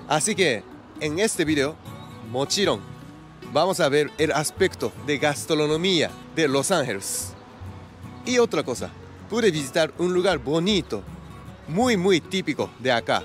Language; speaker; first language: Spanish; non-native, learner; Japanese